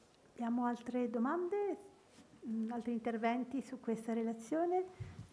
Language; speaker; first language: Italian; native; Italian